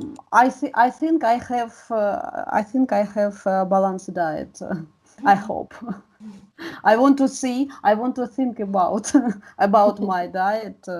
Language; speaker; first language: English; non-native, learner; Russian